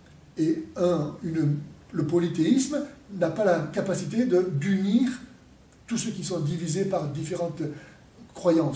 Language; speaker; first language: French; native; French